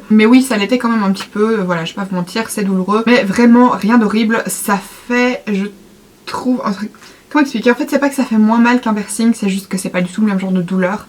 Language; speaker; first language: French; native; French